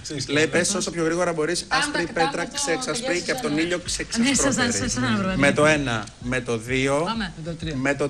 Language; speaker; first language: Greek; native; Greek